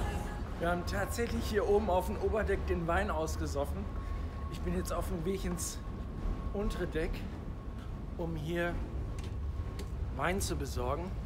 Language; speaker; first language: German; native; German